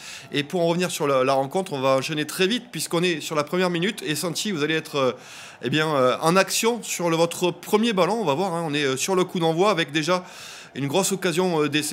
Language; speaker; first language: French; native; French